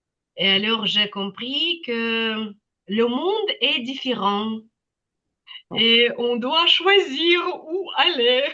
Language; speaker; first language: French; non-native, fluent; Ukrainian